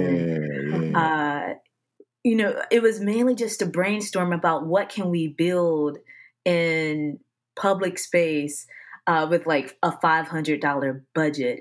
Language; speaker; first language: English; native; English